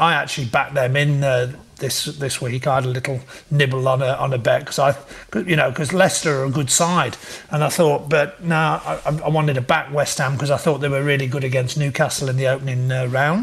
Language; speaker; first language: English; native; English